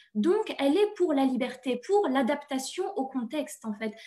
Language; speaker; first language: French; native; French